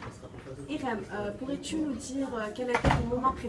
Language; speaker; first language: French; native; French